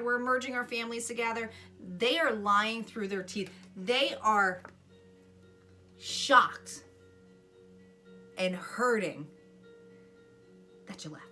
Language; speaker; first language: English; native; English